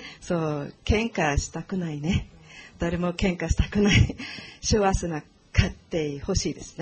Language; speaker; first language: Japanese; non-native, learner; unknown